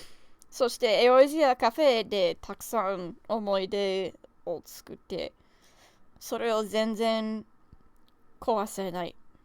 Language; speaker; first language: Japanese; non-native, learner; English